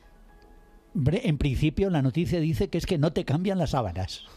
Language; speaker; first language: Spanish; native; Spanish